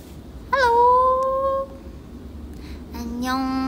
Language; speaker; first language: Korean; non-native, fluent; Chinese